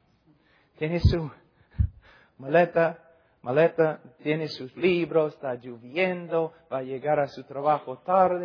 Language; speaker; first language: Spanish; non-native, fluent; English